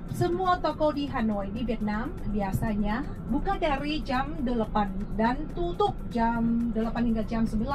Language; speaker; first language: Indonesian; non-native, fluent; Vietnamese